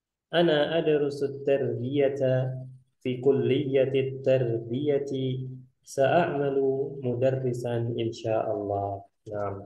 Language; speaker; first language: Arabic; non-native, fluent; Indonesian